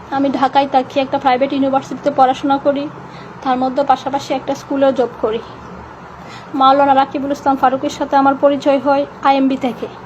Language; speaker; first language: Bangla; non-native, local second language; Chakma